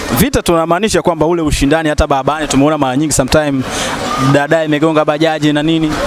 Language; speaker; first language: Swahili; native; Swahili